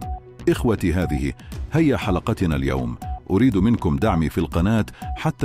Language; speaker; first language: Arabic; native; Arabic